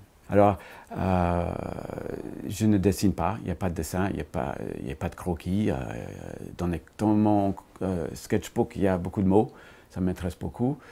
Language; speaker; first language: French; non-native, fluent; English